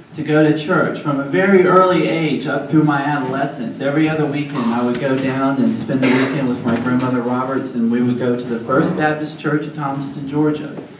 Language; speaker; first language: English; native; English